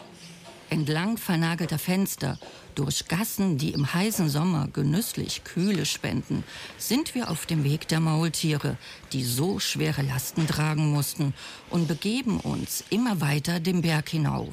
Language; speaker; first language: German; native; German